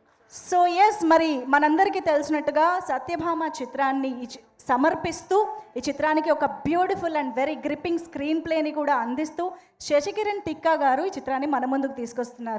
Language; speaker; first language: Telugu; native; Telugu